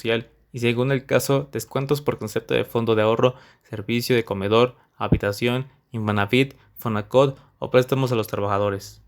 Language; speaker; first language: Spanish; native; Spanish